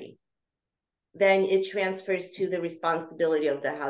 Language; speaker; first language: English; early bilingual, other home language; Russian